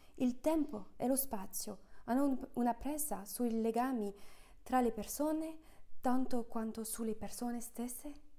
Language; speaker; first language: Italian; non-native, fluent; French